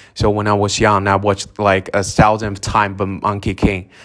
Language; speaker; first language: English; non-native, fluent; Chinese